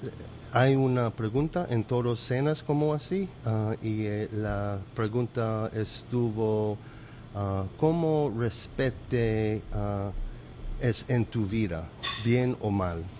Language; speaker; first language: Spanish; non-native, learner; English